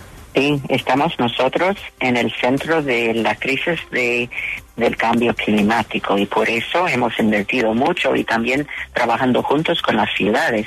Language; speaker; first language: Spanish; non-native, fluent; English